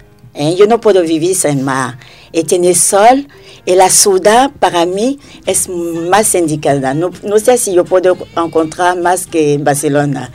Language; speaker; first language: Spanish; non-native, learner; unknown